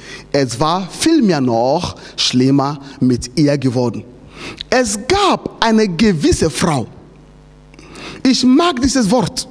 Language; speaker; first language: German; non-native, fluent; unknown